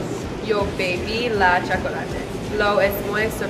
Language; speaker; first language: Spanish; non-native, learner; English